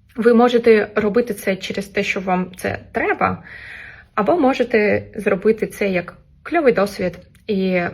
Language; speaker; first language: Ukrainian; non-native, fluent; Russian